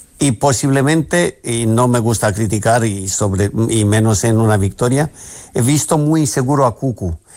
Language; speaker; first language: Spanish; non-native, fluent; Romanian